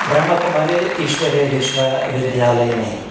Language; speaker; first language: Hindi; non-native, fluent; Russian